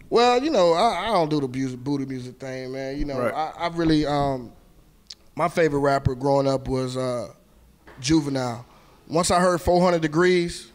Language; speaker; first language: English; native; English